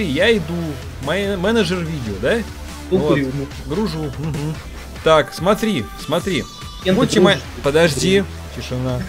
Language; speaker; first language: Russian; native; Russian